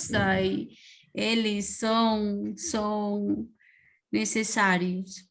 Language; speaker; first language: Portuguese; non-native, learner; Spanish